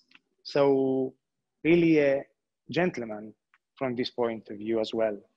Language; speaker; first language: English; non-native, fluent; Italian